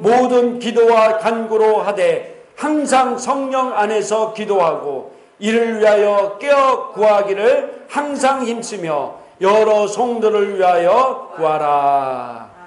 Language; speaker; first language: Korean; native; Korean